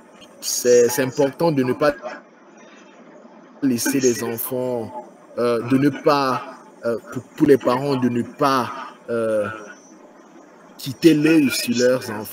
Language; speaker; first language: French; non-native, fluent; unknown